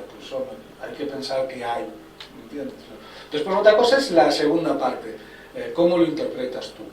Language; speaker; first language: Spanish; non-native, local second language; Galician